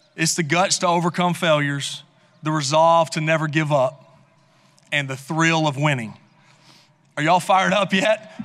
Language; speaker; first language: English; native; English